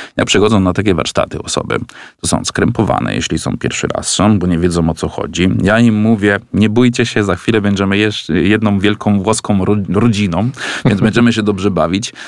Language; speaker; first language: Polish; non-native, fluent; Italian